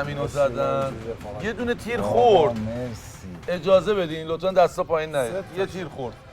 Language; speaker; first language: Persian; native; Persian